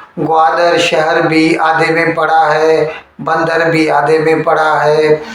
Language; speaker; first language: Urdu; non-native, local second language; Sindhi